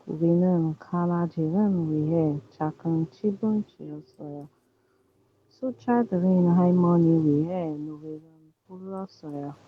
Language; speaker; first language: Korean; non-native, learner; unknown